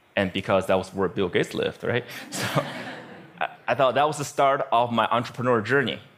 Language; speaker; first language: English; non-native, fluent; Chinese